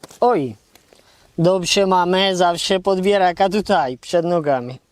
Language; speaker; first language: Polish; non-native, learner; Italian